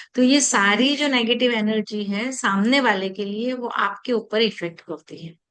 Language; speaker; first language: Hindi; non-native, local second language; Gujarati